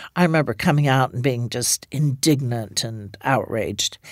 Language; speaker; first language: English; native; English